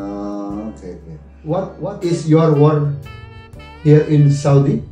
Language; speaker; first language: English; non-native, learner; Indonesian